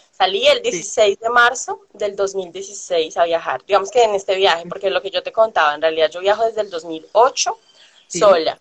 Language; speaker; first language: Spanish; native; Spanish